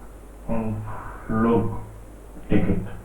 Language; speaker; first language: German; non-native, learner; Hindi